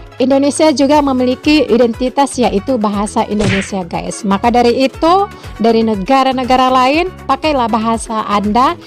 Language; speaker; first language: Malay; native; Malay